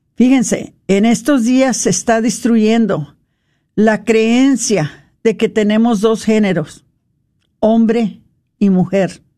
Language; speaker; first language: Spanish; non-native, fluent; English